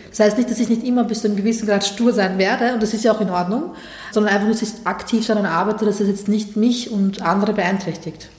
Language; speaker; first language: German; early bilingual, other home language; Bosnian